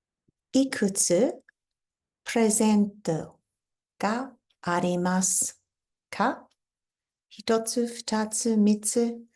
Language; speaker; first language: Japanese; non-native, fluent; English